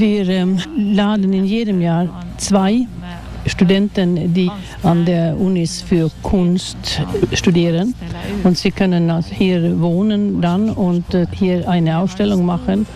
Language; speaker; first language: German; non-native, fluent; Swedish